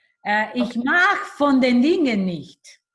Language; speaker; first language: German; non-native, learner; Italian